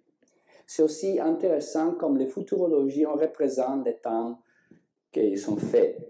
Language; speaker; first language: French; non-native, learner; Italian